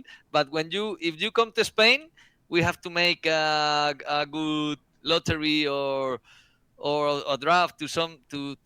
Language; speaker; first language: English; non-native, learner; Spanish